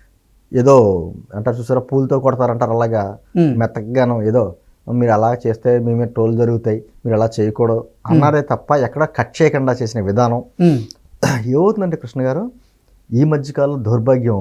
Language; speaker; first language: Telugu; native; Telugu